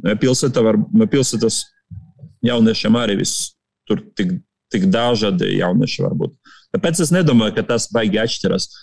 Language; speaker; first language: Latvian; non-native, local second language; Russian